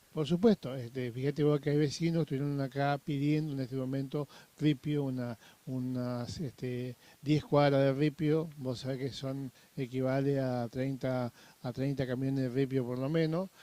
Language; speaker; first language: Spanish; native; Spanish